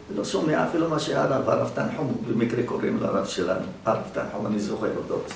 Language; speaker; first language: Hebrew; early bilingual, other home language; Arabic